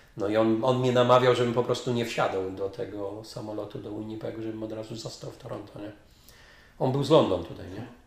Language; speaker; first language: Polish; native; Polish